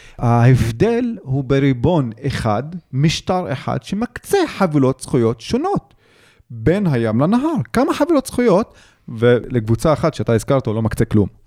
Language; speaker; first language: Hebrew; non-native, local second language; Arabic